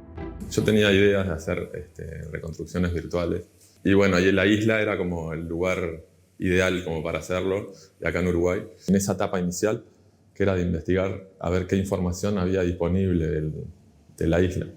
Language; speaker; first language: Spanish; native; Spanish